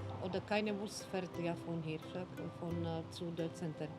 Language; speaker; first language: German; non-native, learner; Polish